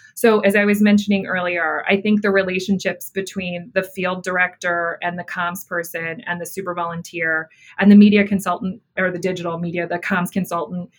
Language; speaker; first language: English; native; English